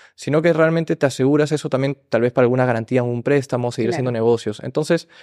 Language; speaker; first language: Spanish; early bilingual, heritage; Spanish